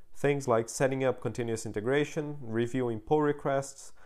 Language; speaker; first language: English; non-native, fluent; Portuguese